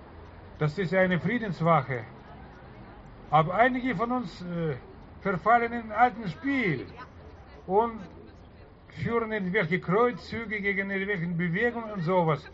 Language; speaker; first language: German; non-native, fluent; Russian